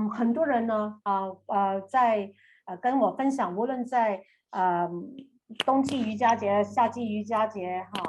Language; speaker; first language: Chinese; native; Chinese